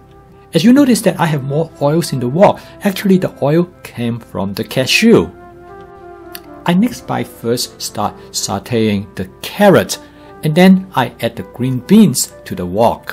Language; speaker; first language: English; non-native, fluent; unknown